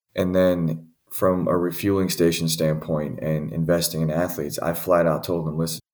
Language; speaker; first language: English; native; English